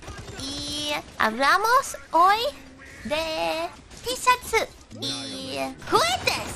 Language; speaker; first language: Spanish; non-native, learner; English